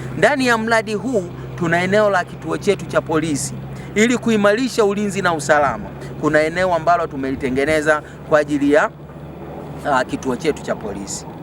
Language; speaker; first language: Swahili; native; Swahili